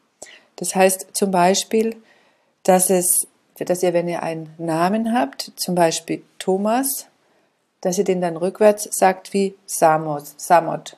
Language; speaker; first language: German; native; German